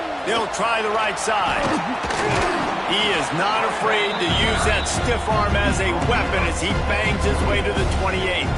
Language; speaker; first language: English; native; English